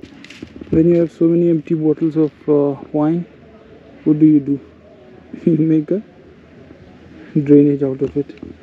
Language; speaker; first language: English; non-native, local second language; Hindi